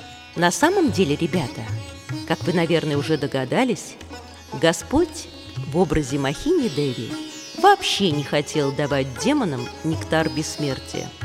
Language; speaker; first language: Russian; native; Russian